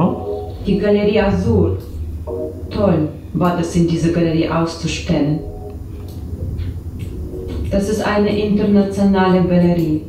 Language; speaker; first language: German; non-native, learner; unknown